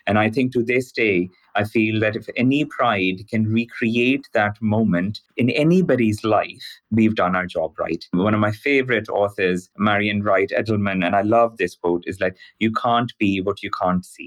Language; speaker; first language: English; non-native, local second language; Urdu